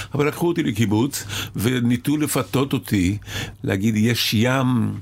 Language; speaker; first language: Hebrew; early bilingual, other home language; Arabic